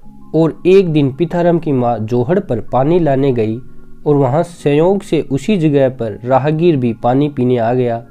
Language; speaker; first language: Hindi; native; Hindi